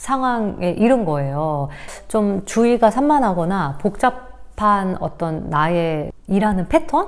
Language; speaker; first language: Korean; native; Korean